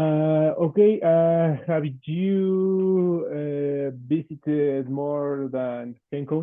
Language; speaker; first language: English; non-native, fluent; Spanish